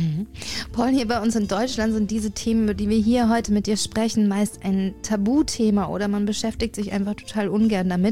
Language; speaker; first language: German; native; German